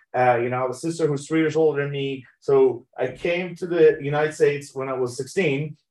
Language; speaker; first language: English; early bilingual, other home language; Persian